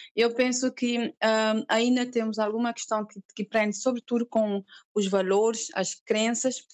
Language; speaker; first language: Portuguese; non-native, local second language; Kabuverdianu